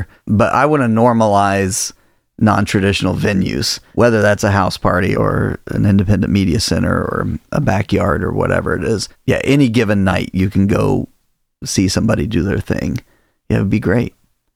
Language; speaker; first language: English; native; English